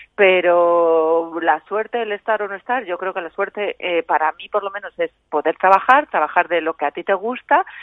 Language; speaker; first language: Spanish; native; Spanish